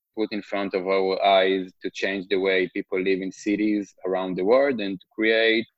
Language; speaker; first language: English; non-native, fluent; Hebrew